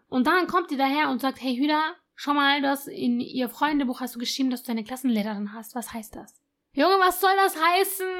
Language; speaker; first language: German; early bilingual, other home language; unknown